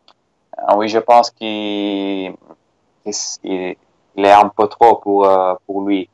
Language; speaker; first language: French; non-native, fluent; Italian